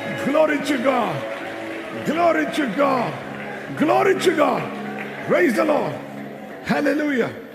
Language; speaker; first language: English; non-native, local second language; Malayalam